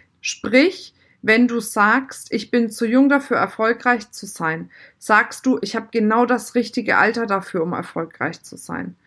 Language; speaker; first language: German; native; German